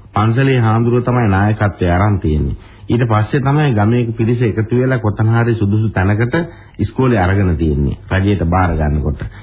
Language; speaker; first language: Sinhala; native; Sinhala